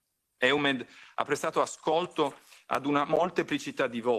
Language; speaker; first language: Italian; native; Italian